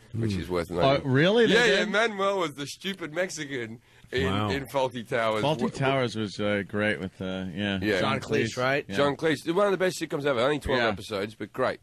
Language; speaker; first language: English; native; English